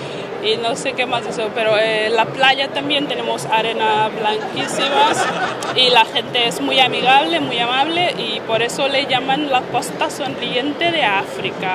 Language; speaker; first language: Spanish; non-native, fluent; Fula